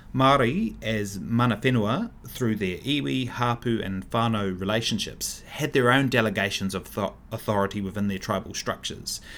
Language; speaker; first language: English; native; English